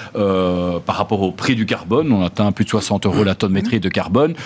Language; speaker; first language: French; native; French